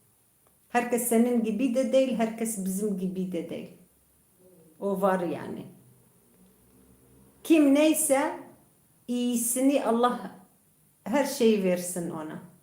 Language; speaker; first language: Turkish; non-native, local second language; Kurdish